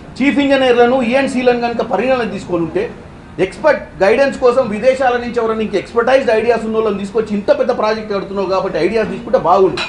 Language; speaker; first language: Telugu; native; Telugu